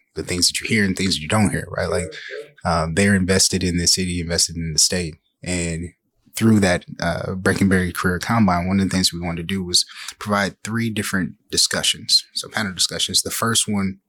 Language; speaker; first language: English; native; English